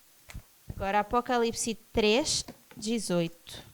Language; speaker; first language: Portuguese; native; Portuguese